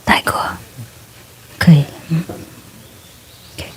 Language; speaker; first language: Chinese; non-native, fluent; Vietnamese